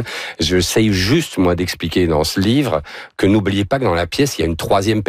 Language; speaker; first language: French; native; French